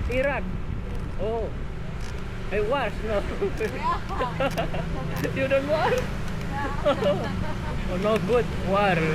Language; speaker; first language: English; non-native, learner; Indonesian